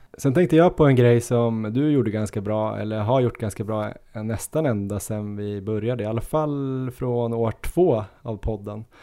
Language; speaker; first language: Swedish; native; Swedish